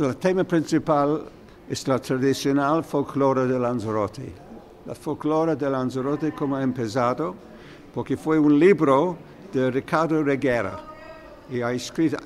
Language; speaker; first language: Spanish; non-native, learner; English